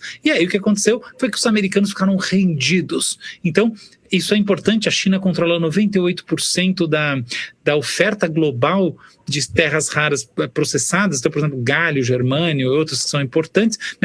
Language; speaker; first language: Portuguese; native; Portuguese